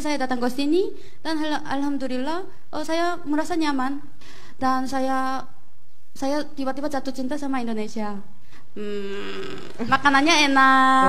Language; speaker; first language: Indonesian; non-native, fluent; Korean